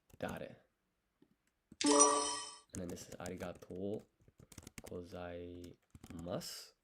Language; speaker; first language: Japanese; non-native, learner; English